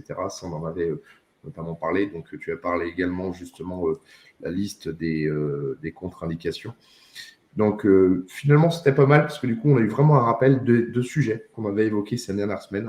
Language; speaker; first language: French; native; French